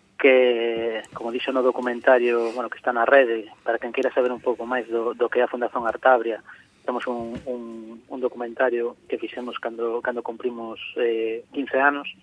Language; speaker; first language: Galician; native; Galician